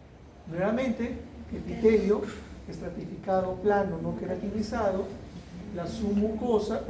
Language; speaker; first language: Spanish; native; Spanish